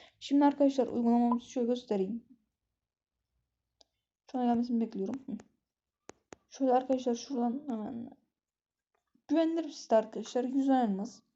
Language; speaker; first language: Turkish; native; Turkish